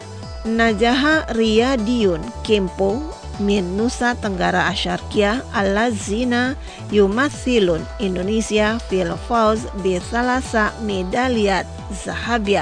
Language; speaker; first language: Arabic; non-native, fluent; Indonesian